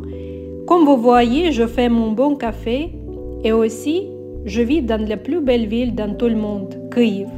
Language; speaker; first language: French; non-native, learner; Ukrainian